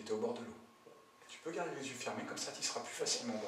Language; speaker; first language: French; native; French